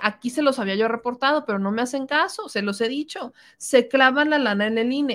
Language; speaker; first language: Spanish; native; Spanish